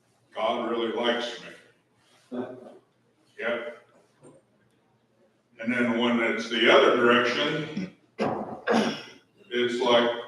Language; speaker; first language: English; native; English